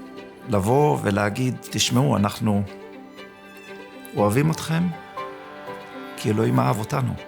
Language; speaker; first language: Hebrew; early bilingual, other home language; German